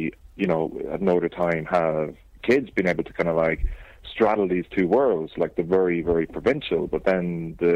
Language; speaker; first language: English; native; English